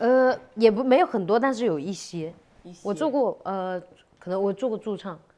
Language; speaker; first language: Chinese; native; Chinese